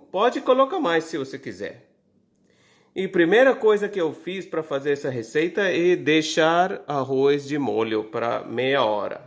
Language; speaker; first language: Portuguese; non-native, fluent; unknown